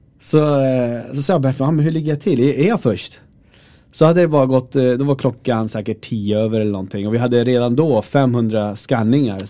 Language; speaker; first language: Swedish; early bilingual, other home language; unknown